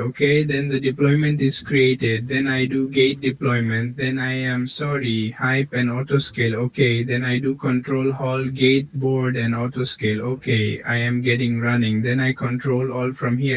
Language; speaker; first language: English; non-native, learner; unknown